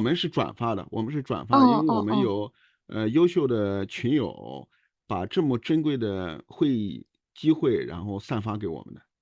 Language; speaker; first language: Chinese; native; Chinese